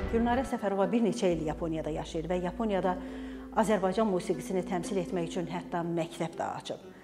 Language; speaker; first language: Azerbaijani; native; Azerbaijani